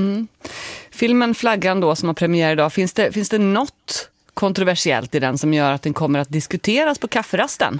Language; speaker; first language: Swedish; native; Swedish